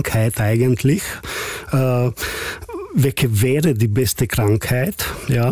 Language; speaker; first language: German; non-native, learner; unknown